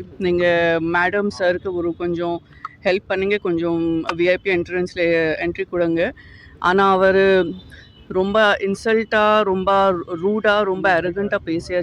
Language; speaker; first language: Tamil; non-native, learner; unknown